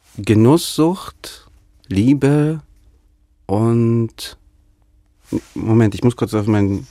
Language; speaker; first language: German; early bilingual, other home language; Russian